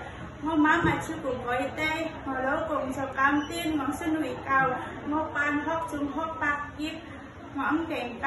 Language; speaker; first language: Cantonese; non-native, learner; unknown